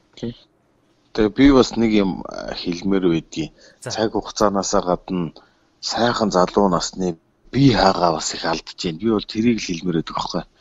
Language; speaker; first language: Mongolian; native; Mongolian